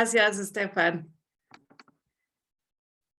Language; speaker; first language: Spanish; native; Spanish